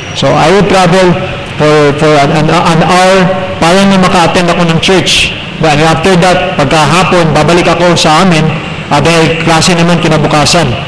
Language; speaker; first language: Filipino; non-native, local second language; Cebuano